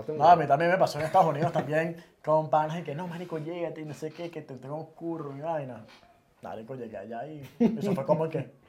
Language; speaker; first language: Spanish; native; Spanish